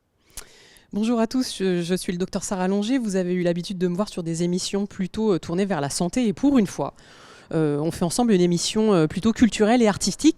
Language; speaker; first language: French; native; French